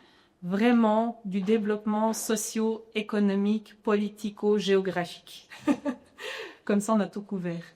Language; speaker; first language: French; native; French